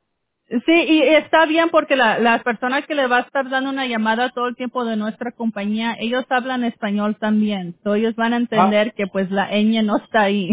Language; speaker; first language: Spanish; early bilingual, heritage; Spanish